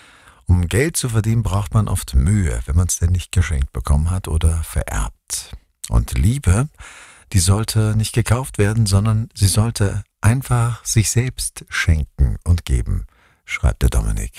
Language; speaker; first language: German; native; German